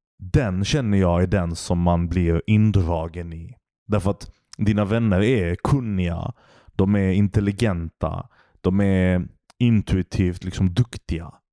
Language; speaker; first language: Swedish; early bilingual, other home language; Turkish